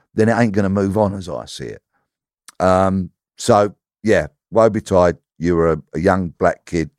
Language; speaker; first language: English; native; English